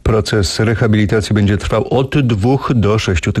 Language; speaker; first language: Polish; native; Polish